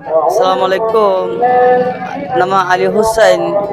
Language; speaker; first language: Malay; non-native, learner; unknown